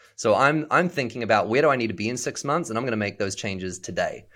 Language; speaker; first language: English; native; English